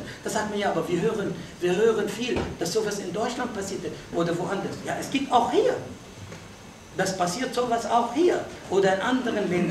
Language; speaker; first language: German; non-native, fluent; Arabic